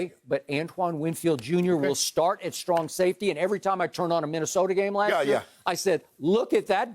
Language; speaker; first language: English; native; English